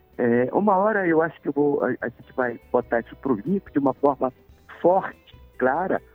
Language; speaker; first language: Portuguese; native; Portuguese